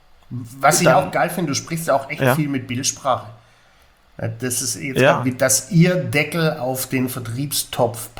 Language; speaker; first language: German; native; German